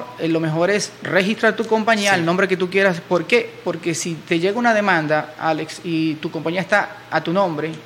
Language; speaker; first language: Spanish; native; Spanish